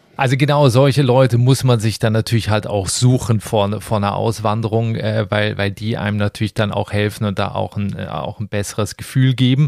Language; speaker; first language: German; native; German